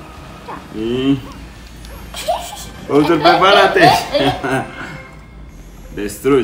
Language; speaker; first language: Spanish; native; Spanish